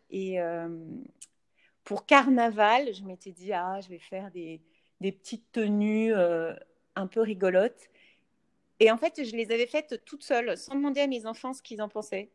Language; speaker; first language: French; native; French